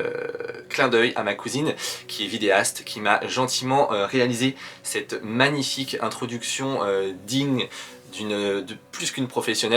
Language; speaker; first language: French; native; French